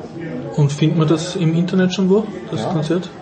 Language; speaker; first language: German; native; German